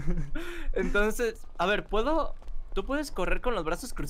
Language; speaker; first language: Spanish; native; Spanish